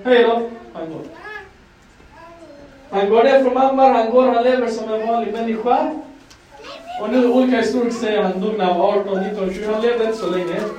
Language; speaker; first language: Swedish; non-native, fluent; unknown